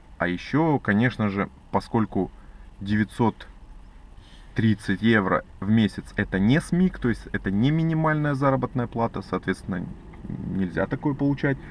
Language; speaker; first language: Russian; native; Russian